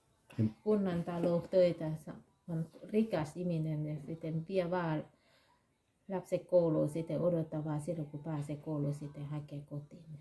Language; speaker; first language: Finnish; non-native, learner; Thai